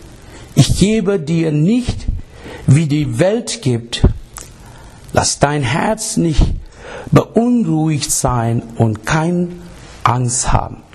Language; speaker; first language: German; non-native, learner; English